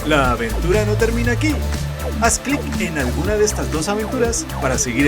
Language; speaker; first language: Spanish; native; Spanish